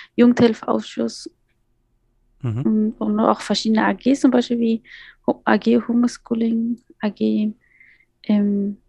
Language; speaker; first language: German; non-native, fluent; Persian